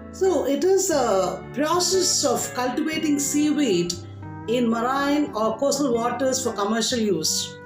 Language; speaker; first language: English; non-native, local second language; Tamil